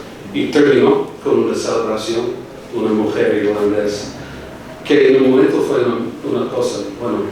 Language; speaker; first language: Spanish; non-native, fluent; English